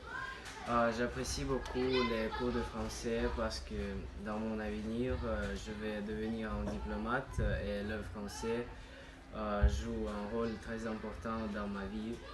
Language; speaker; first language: French; non-native, fluent; Russian